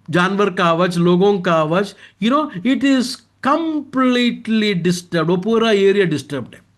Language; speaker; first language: Hindi; non-native, local second language; Malayalam